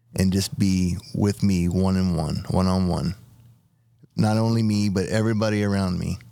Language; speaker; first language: English; native; English